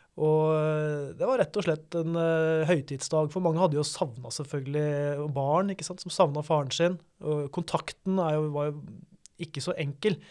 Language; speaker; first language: Norwegian; native; Norwegian